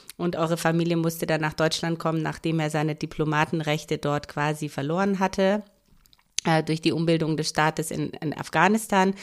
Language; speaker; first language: German; native; German